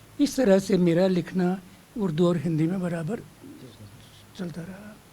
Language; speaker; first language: Hindi; non-native, local second language; Dogri